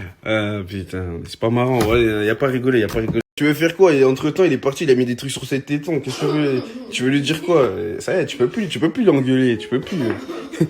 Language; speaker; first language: French; native; French